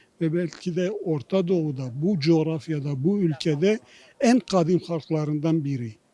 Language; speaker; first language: Turkish; non-native, local second language; Kurdish